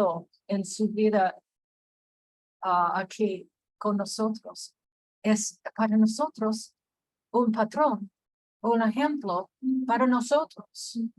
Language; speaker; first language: Spanish; non-native, fluent; English